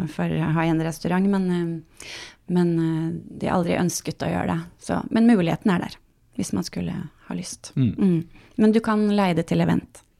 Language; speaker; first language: Norwegian; native; Norwegian